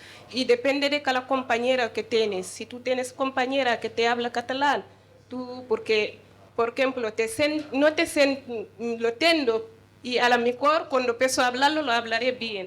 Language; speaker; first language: Spanish; non-native, learner; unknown